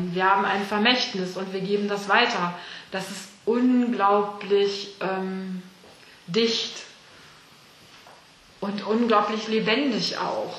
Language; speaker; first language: German; native; German